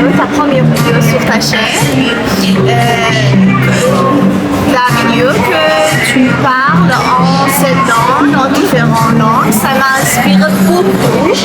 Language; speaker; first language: French; non-native, learner; Persian